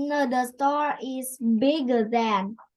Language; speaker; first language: English; non-native, learner; Vietnamese